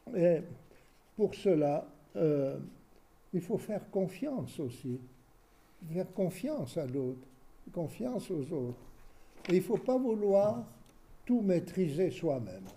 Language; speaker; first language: French; native; French